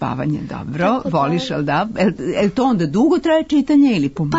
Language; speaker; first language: Serbian; native; Serbian